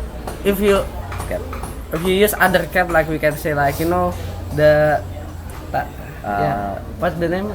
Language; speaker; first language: English; non-native, learner; Indonesian